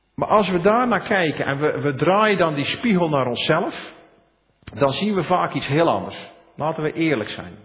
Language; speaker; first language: Dutch; native; Dutch